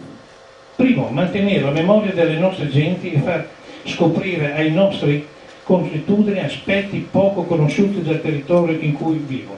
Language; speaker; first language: Italian; native; Italian